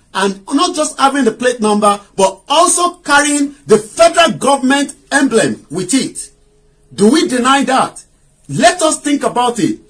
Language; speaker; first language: English; non-native, local second language; Yoruba